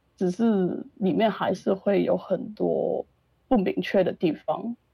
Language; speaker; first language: Chinese; non-native, local second language; Cantonese